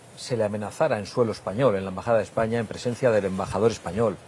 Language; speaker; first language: Spanish; native; Spanish